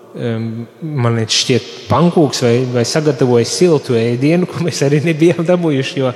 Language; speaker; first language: Latvian; native; Latvian